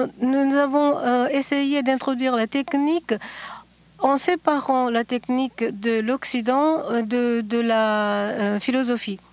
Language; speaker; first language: French; non-native, fluent; Japanese